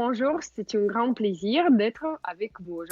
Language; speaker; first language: French; non-native, fluent; Russian